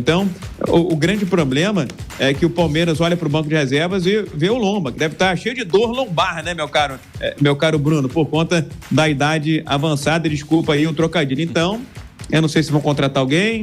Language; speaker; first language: Portuguese; native; Portuguese